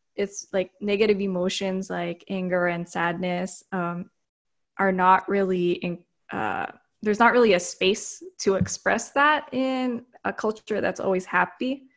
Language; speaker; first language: English; early bilingual, other home language; Filipino